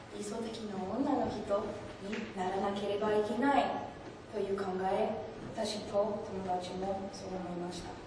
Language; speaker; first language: Japanese; non-native, learner; English